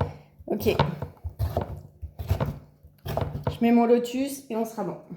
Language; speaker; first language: French; native; French